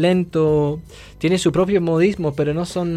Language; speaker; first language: Spanish; non-native, fluent; English